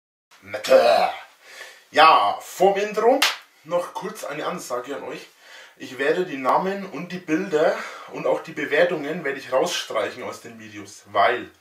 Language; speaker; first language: German; native; German